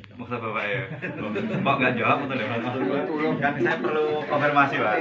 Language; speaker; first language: Indonesian; native; Indonesian